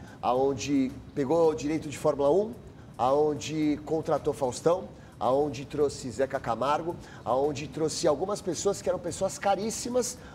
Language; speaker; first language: Portuguese; native; Portuguese